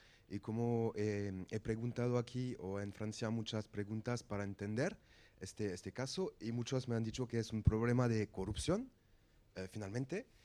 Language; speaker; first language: Spanish; non-native, fluent; French